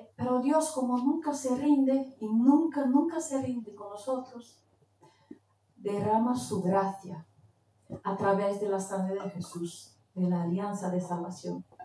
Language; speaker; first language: Spanish; non-native, fluent; Portuguese